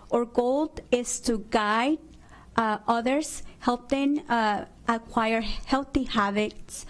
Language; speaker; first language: English; non-native, fluent; Spanish